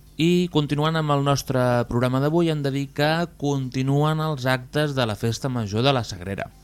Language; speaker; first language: Catalan; native; Catalan